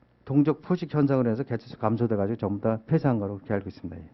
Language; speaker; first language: Korean; native; Korean